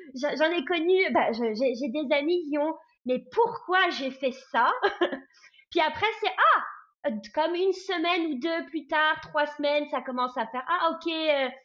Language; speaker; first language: French; native; French